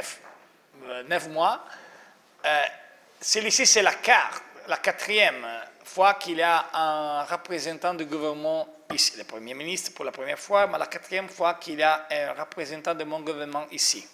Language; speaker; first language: French; non-native, fluent; Italian